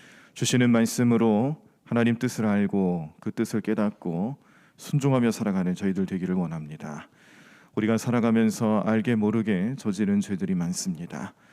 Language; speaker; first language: Korean; native; Korean